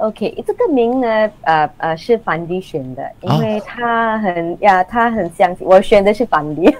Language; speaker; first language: Chinese; non-native, local second language; English